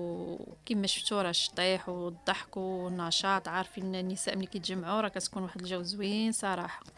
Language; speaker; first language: Arabic; native; Arabic